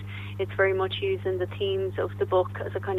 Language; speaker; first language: English; native; English